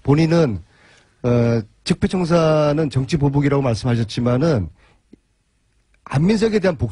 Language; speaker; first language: Korean; native; Korean